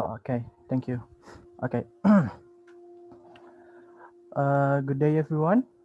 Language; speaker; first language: English; non-native, learner; Indonesian